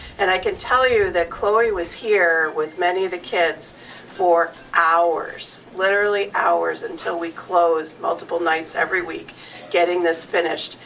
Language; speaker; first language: English; native; English